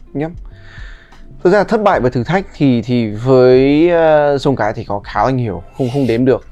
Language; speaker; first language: Vietnamese; early bilingual, heritage; Vietnamese